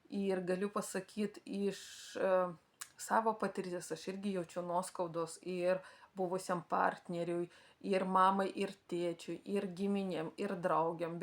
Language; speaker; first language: Lithuanian; non-native, local second language; Russian